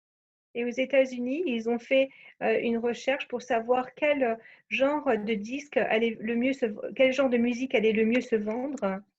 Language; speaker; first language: French; native; French